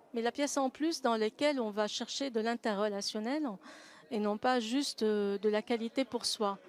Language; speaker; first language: French; non-native, local second language; Arabic